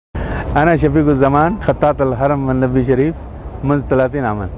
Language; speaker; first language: Arabic; non-native, fluent; Urdu